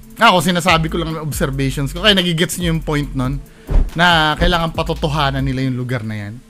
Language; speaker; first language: Filipino; native; Filipino